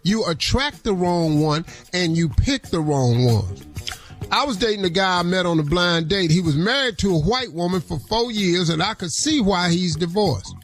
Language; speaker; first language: English; native; English